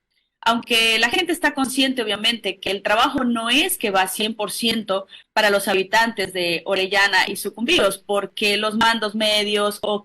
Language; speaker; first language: Spanish; native; Spanish